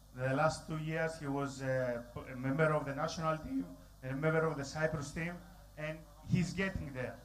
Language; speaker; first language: English; non-native, fluent; Greek